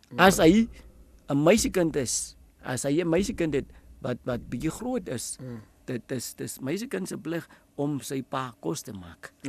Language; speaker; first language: Afrikaans; non-native, local second language; Tswana